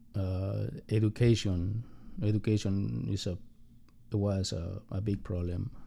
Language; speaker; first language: English; non-native, learner; Spanish